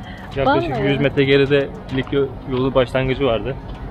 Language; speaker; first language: Turkish; native; Turkish